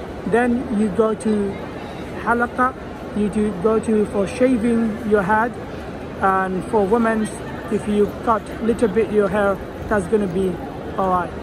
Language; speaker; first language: English; non-native, local second language; Bangla